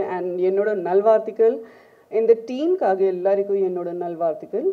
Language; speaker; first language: Tamil; non-native, fluent; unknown